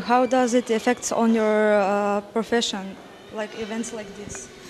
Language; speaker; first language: English; non-native, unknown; Macedonian